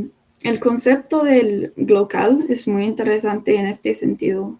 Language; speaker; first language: Spanish; non-native, fluent; English